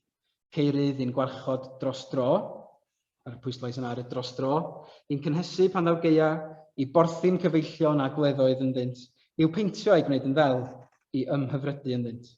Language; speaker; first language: Welsh; native; Welsh